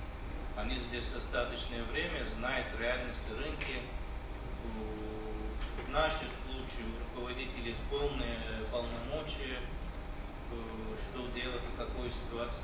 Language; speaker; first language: Russian; non-native, fluent; Turkish